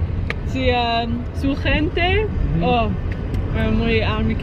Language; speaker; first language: Spanish; non-native, learner; English